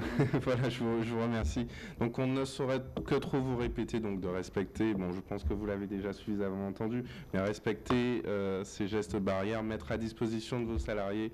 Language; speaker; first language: French; native; French